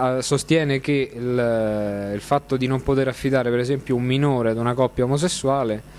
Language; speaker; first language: Italian; native; Italian